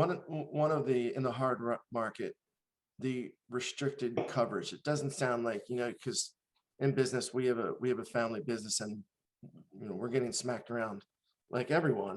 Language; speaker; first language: English; native; English